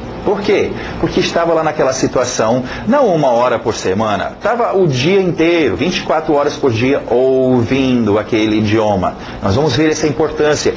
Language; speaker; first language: Portuguese; native; Portuguese